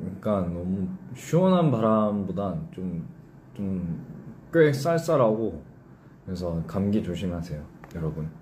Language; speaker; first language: Korean; early bilingual, heritage; English